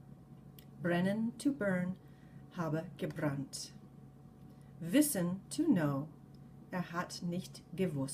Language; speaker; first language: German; non-native, fluent; English